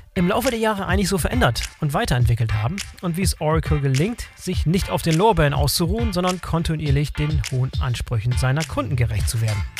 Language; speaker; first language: German; native; German